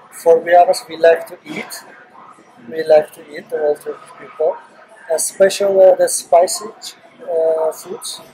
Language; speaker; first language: English; non-native, learner; Turkish